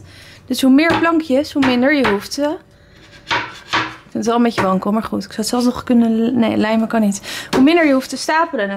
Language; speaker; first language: Dutch; native; Dutch